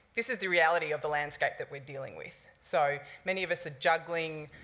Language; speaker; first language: English; native; English